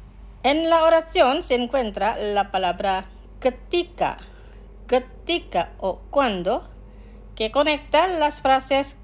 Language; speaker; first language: Spanish; non-native, fluent; Indonesian